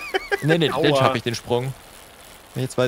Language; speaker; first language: German; native; German